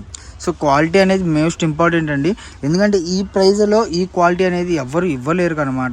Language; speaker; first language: Telugu; native; Telugu